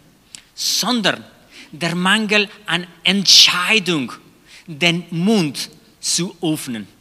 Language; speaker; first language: German; non-native, fluent; Spanish